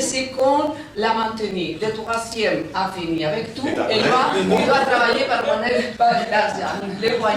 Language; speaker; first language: French; non-native, learner; Spanish